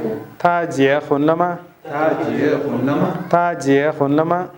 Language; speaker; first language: Chinese; non-native, fluent; Pashto